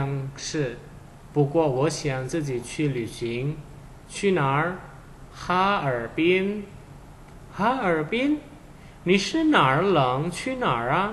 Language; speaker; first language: Chinese; non-native, fluent; Indonesian